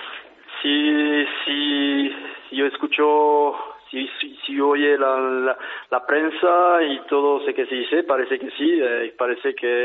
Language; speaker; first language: Spanish; non-native, fluent; French